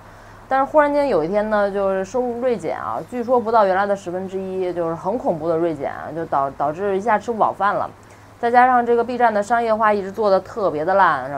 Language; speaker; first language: Chinese; native; Chinese